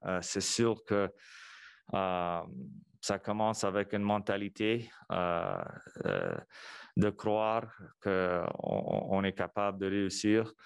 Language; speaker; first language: French; non-native, local second language; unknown